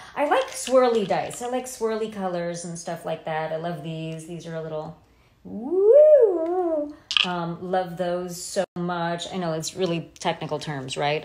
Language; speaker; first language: English; native; English